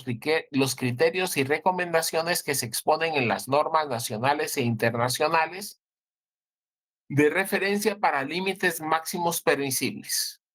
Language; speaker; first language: Spanish; native; Spanish